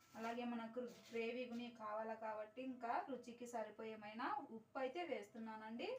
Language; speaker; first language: Telugu; non-native, local second language; Urdu